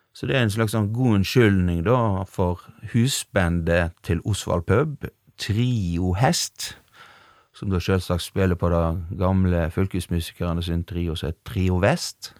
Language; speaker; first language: Norwegian; native; Norwegian